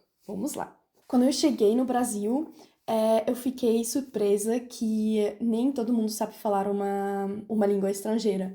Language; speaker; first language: Portuguese; non-native, fluent; German